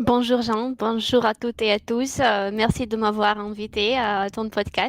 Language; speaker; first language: French; non-native, fluent; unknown